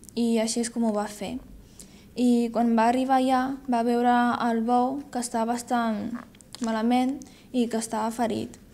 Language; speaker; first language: Catalan; non-native, fluent; Chinese